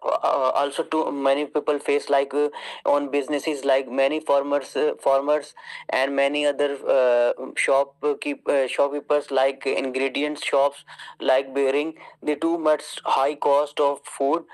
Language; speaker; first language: English; non-native, learner; Urdu